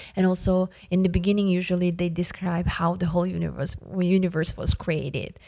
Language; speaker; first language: English; non-native, fluent; Yakut